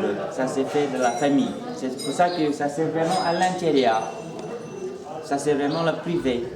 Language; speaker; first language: French; non-native, fluent; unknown